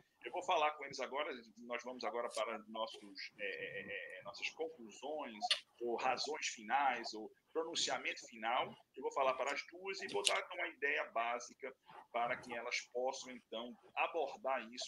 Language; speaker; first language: Portuguese; native; Portuguese